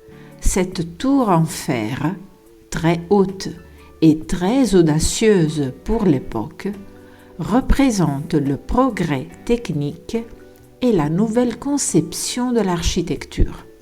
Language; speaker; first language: French; non-native, fluent; Italian